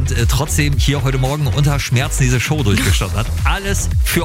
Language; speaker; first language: German; native; German